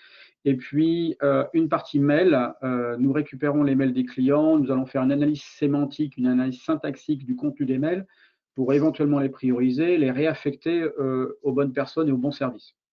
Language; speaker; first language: French; native; French